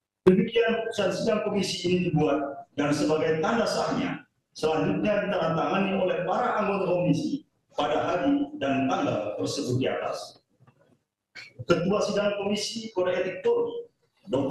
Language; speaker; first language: Indonesian; native; Indonesian